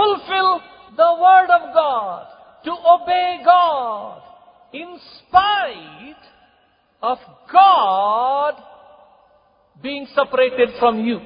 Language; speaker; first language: English; non-native, local second language; Kannada